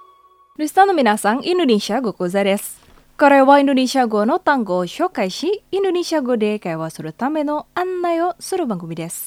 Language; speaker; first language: Japanese; non-native, fluent; Indonesian